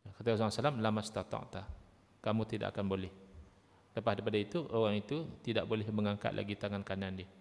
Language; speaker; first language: Malay; native; Malay